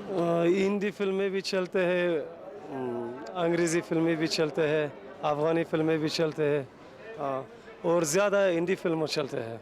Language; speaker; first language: Hindi; non-native, fluent; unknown